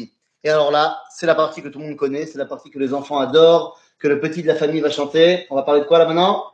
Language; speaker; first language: French; native; French